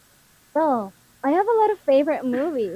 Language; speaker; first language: English; non-native, local second language; Filipino